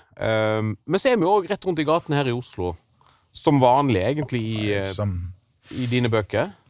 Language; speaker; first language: Norwegian; native; Norwegian